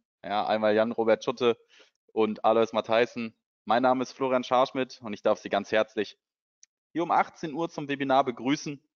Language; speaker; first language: German; native; German